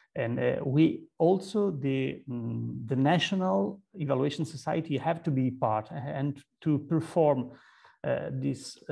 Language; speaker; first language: English; non-native, fluent; Italian